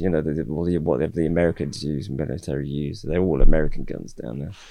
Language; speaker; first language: English; native; English